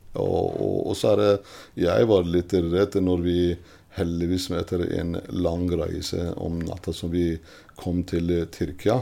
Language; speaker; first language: Norwegian; non-native, fluent; Persian